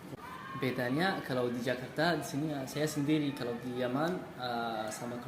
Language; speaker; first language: Indonesian; non-native, learner; Arabic